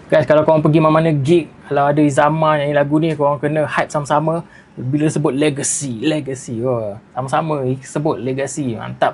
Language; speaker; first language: Malay; native; Malay